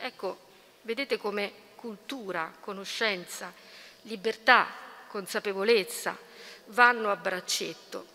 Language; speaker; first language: Italian; native; Italian